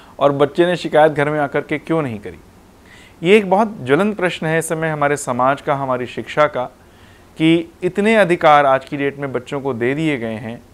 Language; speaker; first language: Hindi; non-native, local second language; Punjabi